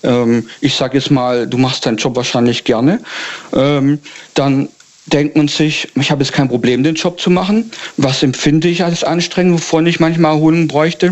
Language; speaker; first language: German; native; German